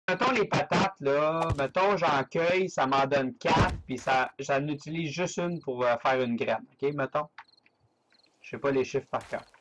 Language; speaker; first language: French; native; French